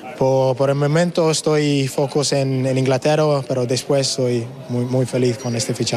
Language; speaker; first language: Spanish; non-native, learner; English